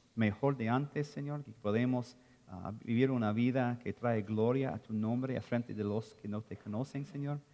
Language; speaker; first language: Spanish; non-native, fluent; English